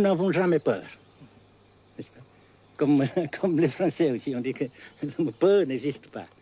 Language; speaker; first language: French; non-native, local second language; Vietnamese